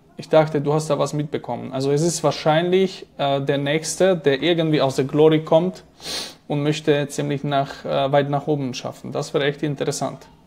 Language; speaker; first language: German; non-native, fluent; Slovak